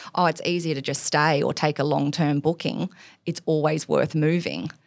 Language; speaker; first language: English; native; English